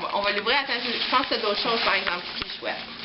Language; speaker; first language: French; native; French